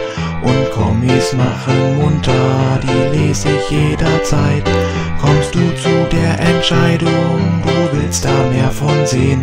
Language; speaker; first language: German; native; German